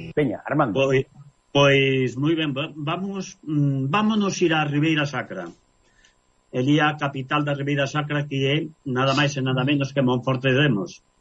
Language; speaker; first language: Galician; non-native, local second language; Spanish